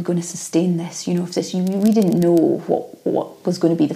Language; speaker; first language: English; native; English